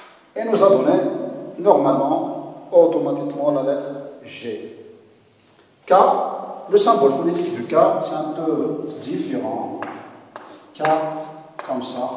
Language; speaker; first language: French; non-native, local second language; Arabic